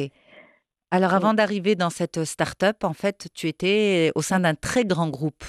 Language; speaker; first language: French; non-native, local second language; Arabic